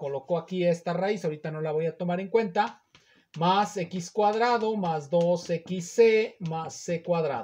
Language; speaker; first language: Spanish; native; Spanish